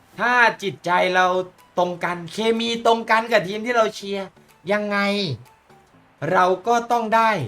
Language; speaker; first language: Thai; native; Thai